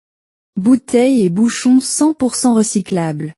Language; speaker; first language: French; non-native, learner; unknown